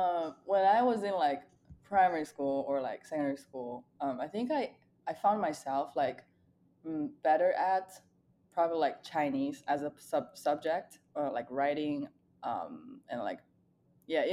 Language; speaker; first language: English; non-native, fluent; Chinese